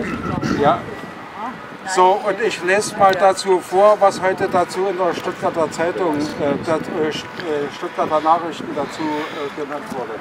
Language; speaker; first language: German; native; German